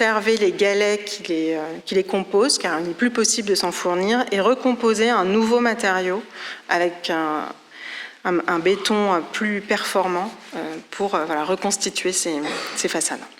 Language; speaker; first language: French; native; French